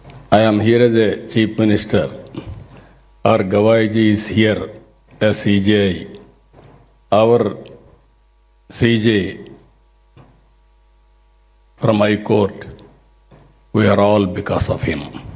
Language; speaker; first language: English; non-native, local second language; Telugu